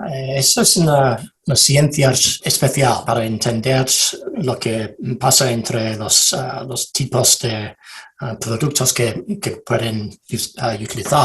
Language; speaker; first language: Spanish; non-native, fluent; English